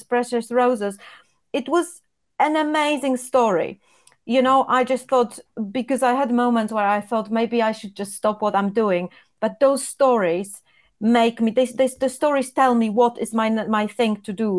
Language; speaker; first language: English; non-native, fluent; Polish